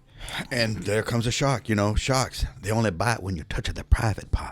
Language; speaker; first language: English; native; English